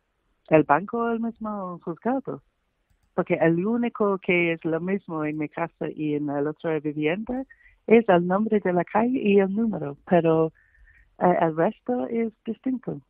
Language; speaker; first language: Spanish; non-native, fluent; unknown